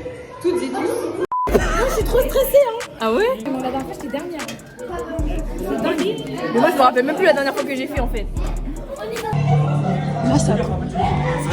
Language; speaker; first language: French; native; French